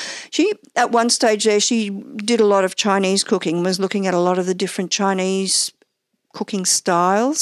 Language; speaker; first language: English; native; English